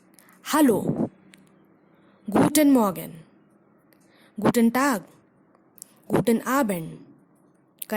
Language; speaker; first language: German; non-native, fluent; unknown